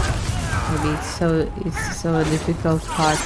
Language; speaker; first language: English; non-native, learner; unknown